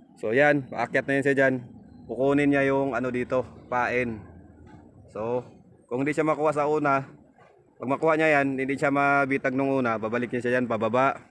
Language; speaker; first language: Filipino; non-native, local second language; Cebuano